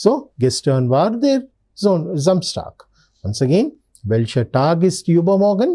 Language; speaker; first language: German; non-native, fluent; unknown